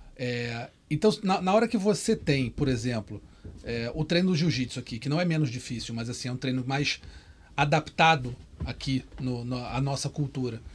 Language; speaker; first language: Portuguese; native; Portuguese